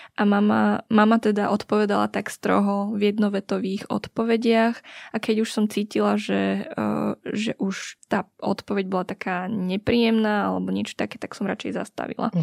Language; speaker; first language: Slovak; early bilingual, other home language; Vietnamese